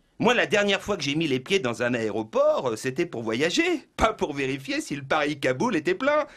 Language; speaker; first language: French; native; French